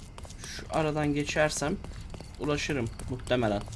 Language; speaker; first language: Turkish; native; Turkish